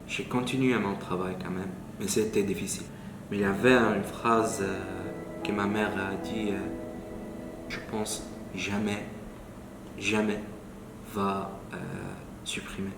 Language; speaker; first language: French; non-native, learner; Arabic